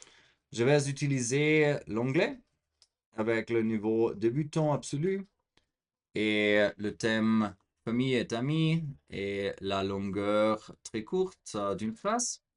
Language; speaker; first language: French; non-native, fluent; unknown